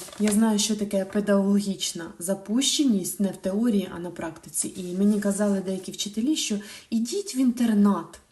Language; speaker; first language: Ukrainian; non-native, local second language; Russian